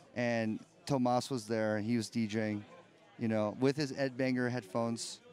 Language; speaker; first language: English; native; English